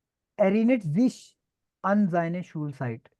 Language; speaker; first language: German; non-native, fluent; Urdu